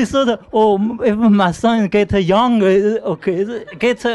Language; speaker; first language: English; non-native, learner; Chinese